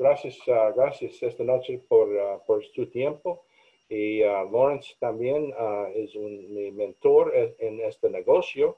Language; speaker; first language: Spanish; non-native, learner; English